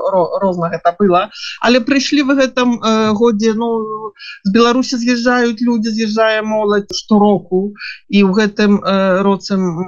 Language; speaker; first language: Belarusian; non-native, local second language; Russian